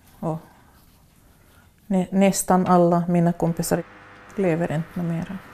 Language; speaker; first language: Swedish; non-native, fluent; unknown